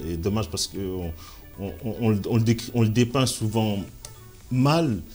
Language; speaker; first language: French; early bilingual, other home language; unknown